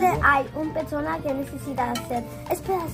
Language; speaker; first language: Spanish; early bilingual, heritage; Spanish